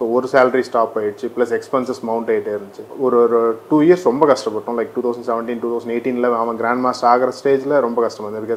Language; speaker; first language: Tamil; native; Tamil